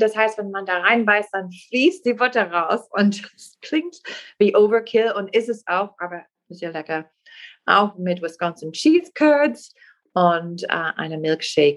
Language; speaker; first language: German; non-native, fluent; English